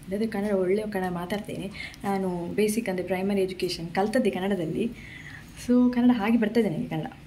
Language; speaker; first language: Kannada; non-native, local second language; Tulu